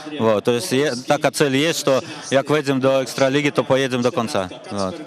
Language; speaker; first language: Polish; non-native, learner; Russian